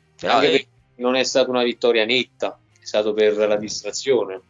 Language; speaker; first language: Italian; native; Italian